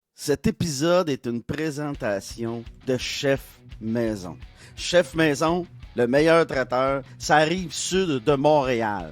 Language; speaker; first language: French; native; French